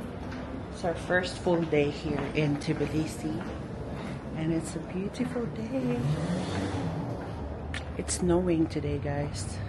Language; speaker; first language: English; non-native, local second language; Filipino